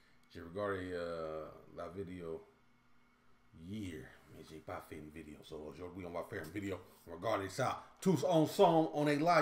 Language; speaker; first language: French; non-native, fluent; English